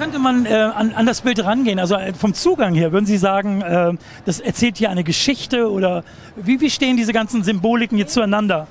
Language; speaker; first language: German; native; German